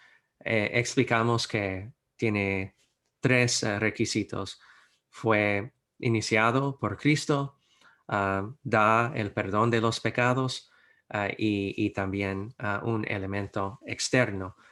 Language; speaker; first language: Spanish; non-native, fluent; English